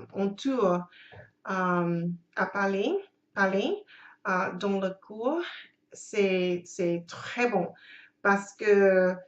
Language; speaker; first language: French; non-native, learner; English